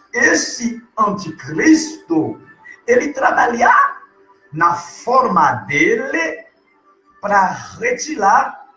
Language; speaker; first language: Portuguese; non-native, learner; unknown